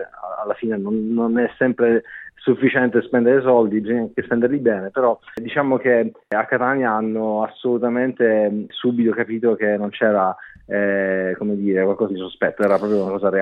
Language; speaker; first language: Italian; native; Italian